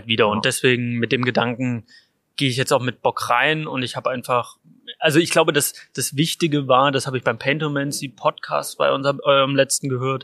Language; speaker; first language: German; native; German